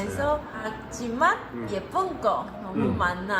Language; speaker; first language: Korean; non-native, learner; Chinese